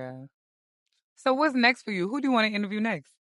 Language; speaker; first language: English; native; English